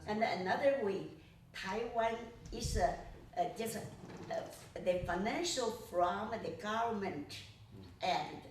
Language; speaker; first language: English; non-native, learner; Chinese